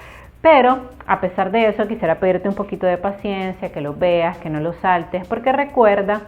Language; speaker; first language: Spanish; native; Spanish